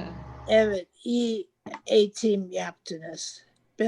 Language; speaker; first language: Turkish; non-native, learner; English